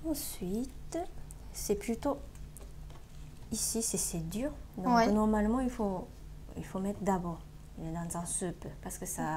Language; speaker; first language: French; non-native, learner; Japanese